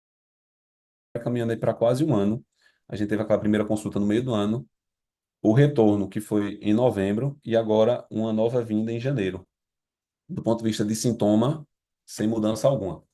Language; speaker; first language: Portuguese; native; Portuguese